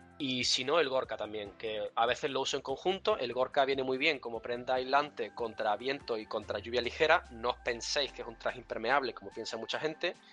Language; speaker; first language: Spanish; early bilingual, other home language; Russian